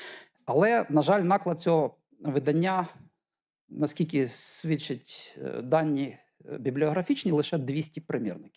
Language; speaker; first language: Ukrainian; native; Ukrainian